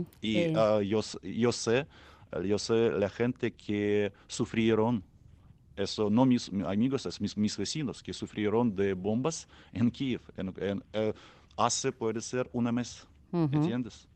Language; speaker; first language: Spanish; non-native, learner; Ukrainian